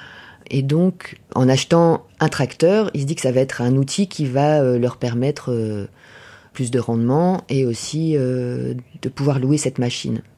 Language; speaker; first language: French; native; French